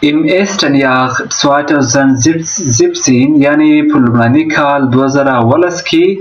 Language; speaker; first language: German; non-native, fluent; Pashto